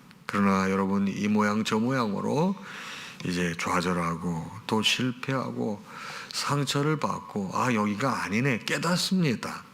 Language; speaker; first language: Korean; native; Korean